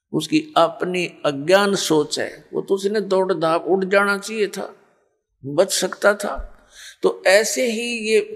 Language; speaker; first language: Hindi; native; Hindi